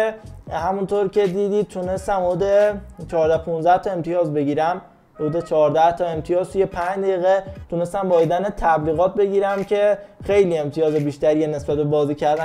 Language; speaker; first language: Persian; native; Persian